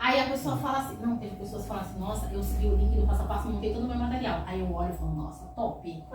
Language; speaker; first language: Portuguese; native; Portuguese